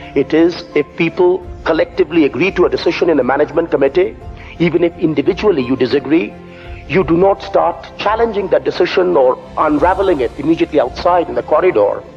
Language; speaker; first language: English; non-native, local second language; Bangla